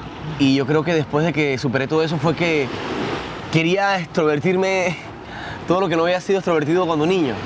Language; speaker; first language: Spanish; native; Spanish